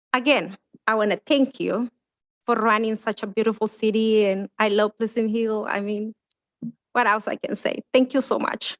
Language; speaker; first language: English; non-native, fluent; Spanish